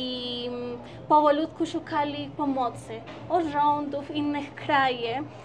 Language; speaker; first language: Polish; non-native, learner; Spanish